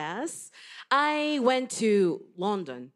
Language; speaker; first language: English; non-native, learner; Japanese